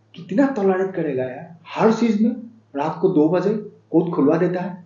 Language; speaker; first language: Hindi; non-native, local second language; Assamese